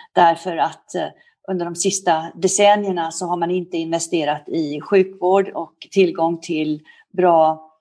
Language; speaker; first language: Swedish; early bilingual, heritage; Swedish